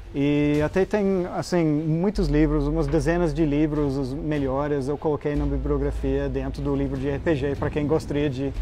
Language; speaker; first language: Portuguese; non-native, fluent; English